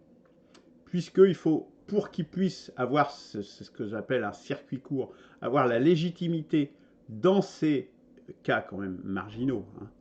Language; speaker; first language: French; native; French